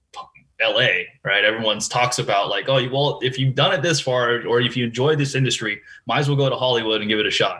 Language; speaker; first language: English; native; English